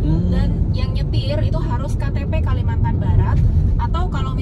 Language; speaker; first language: Indonesian; native; Indonesian